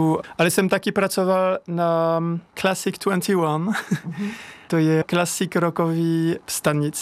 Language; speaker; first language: Czech; non-native, learner; French